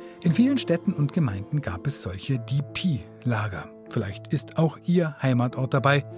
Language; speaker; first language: German; native; German